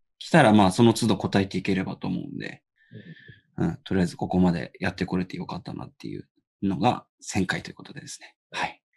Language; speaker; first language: Japanese; native; Japanese